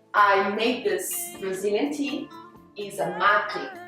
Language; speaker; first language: English; non-native, fluent; Portuguese